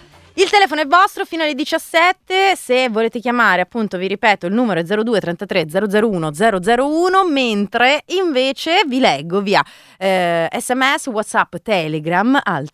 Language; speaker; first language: Italian; native; Italian